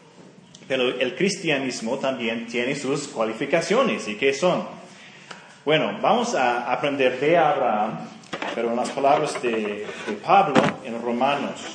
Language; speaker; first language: Spanish; non-native, fluent; English